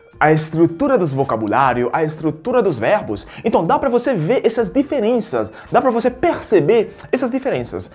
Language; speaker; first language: Portuguese; non-native, fluent; French